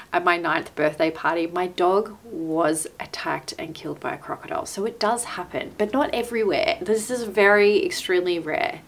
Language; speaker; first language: English; native; English